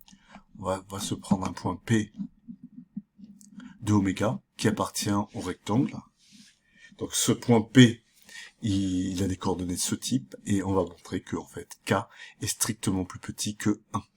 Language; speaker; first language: French; native; French